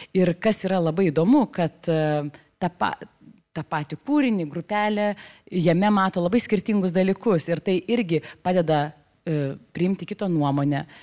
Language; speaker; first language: Lithuanian; native; Lithuanian